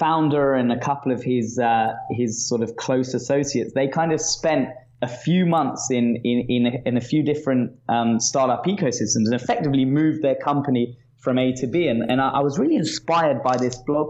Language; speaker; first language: English; native; English